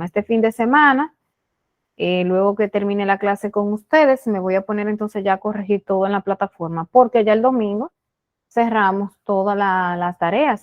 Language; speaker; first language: Spanish; native; Spanish